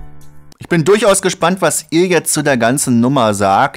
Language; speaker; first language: German; native; German